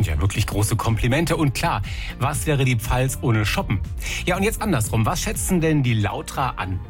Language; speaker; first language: German; native; German